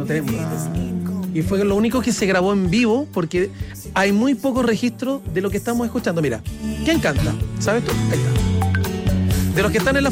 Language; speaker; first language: Spanish; native; Spanish